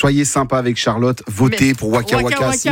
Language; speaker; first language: French; native; French